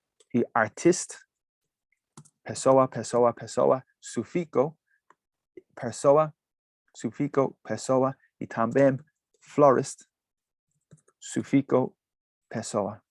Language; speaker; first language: Spanish; non-native, fluent; English